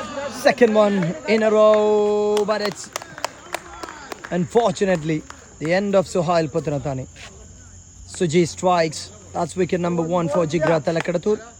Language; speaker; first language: English; non-native, local second language; Malayalam